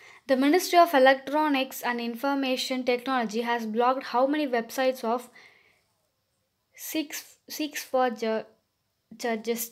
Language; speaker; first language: English; non-native, local second language; Tamil